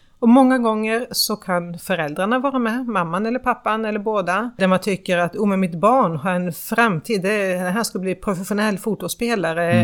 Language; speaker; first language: Swedish; native; Swedish